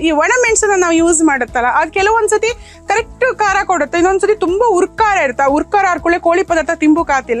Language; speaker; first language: Kannada; native; Kannada